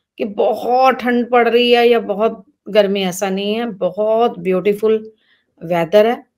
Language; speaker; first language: Hindi; native; Hindi